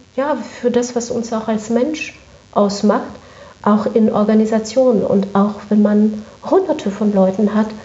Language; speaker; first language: German; non-native, fluent; French